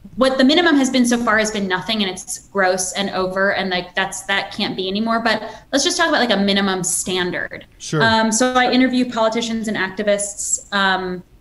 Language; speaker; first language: English; native; English